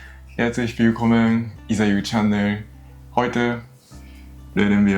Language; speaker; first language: German; non-native, learner; Japanese